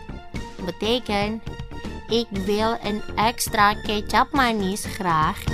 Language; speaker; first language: Dutch; non-native, fluent; Indonesian